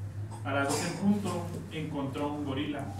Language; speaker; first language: Spanish; native; Spanish